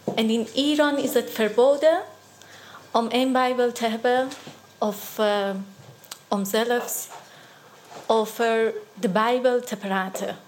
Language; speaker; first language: Dutch; non-native, fluent; Persian